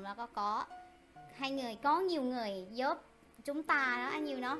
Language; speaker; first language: Vietnamese; non-native, learner; Thai